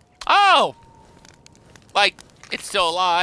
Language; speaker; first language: English; native; English